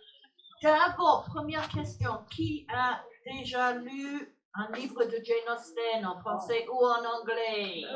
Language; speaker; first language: French; non-native, fluent; English